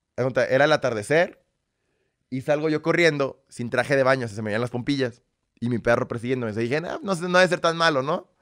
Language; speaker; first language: Spanish; early bilingual, other home language; Russian